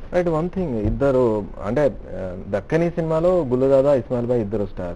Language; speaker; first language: Telugu; native; Telugu